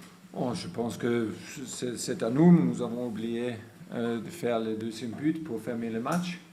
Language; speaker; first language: French; non-native, fluent; German